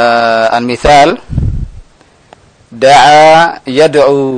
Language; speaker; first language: Arabic; non-native, fluent; Indonesian